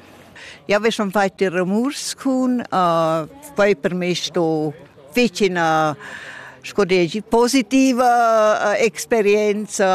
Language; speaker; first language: German; non-native, local second language; Romansh